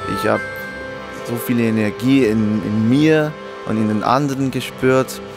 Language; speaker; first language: German; non-native, fluent; French